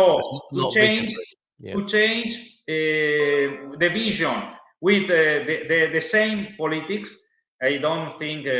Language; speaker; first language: English; non-native, learner; Italian